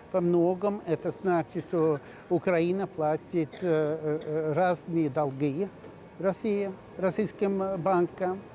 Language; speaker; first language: Russian; non-native, fluent; Swedish